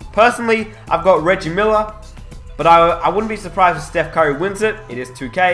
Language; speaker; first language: English; native; English